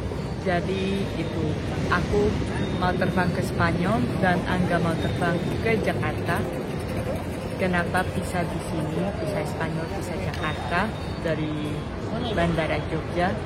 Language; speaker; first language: Indonesian; non-native, fluent; Spanish